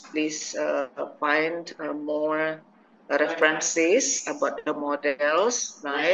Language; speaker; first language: English; non-native, fluent; Indonesian